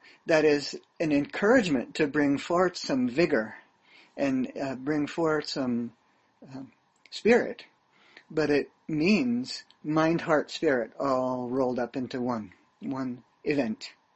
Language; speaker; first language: English; native; English